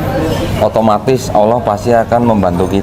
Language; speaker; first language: Indonesian; native; Indonesian